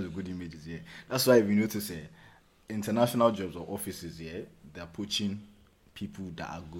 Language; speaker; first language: English; non-native, local second language; Yoruba